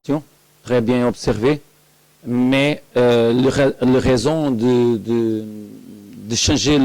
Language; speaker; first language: French; non-native, learner; Portuguese